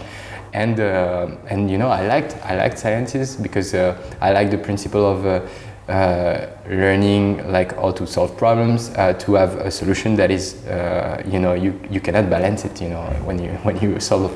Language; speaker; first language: English; non-native, fluent; French